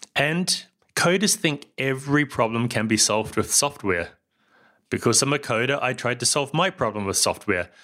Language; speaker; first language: English; native; English